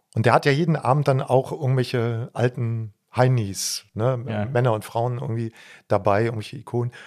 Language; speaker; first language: German; native; German